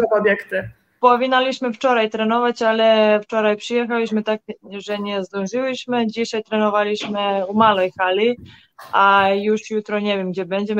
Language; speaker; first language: Polish; non-native, learner; Serbian